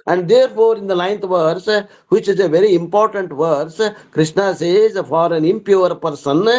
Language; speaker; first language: English; non-native, local second language; Kannada